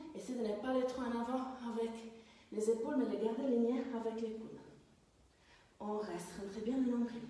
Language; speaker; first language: French; non-native, fluent; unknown